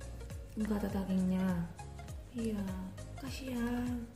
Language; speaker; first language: Indonesian; non-native, fluent; Korean